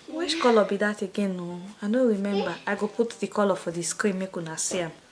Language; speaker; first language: Nigerian Pidgin; non-native, local second language; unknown